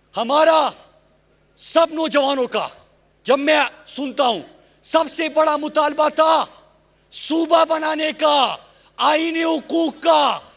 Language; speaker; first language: Urdu; non-native, local second language; Pashto